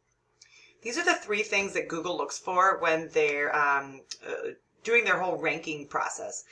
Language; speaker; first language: English; native; English